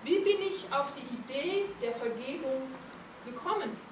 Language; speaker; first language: German; non-native, fluent; Hungarian